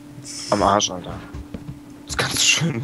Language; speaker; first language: German; native; German